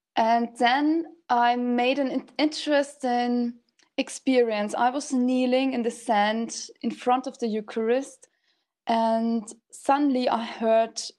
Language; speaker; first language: English; non-native, fluent; German